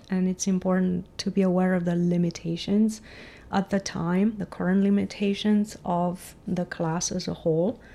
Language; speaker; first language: English; non-native, fluent; Romanian